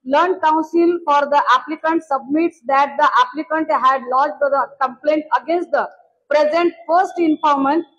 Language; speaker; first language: English; non-native, local second language; Marathi